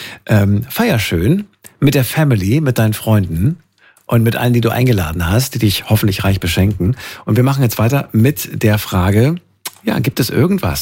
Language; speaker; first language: German; native; German